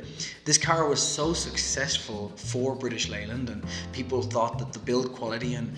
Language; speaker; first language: English; native; English